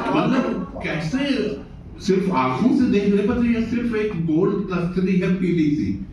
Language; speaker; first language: Hindi; native; Hindi